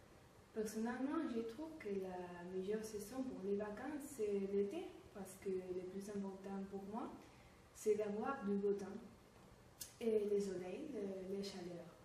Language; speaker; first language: French; non-native, learner; Spanish